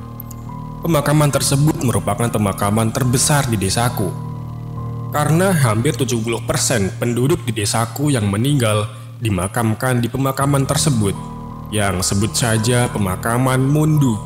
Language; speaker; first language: Indonesian; native; Indonesian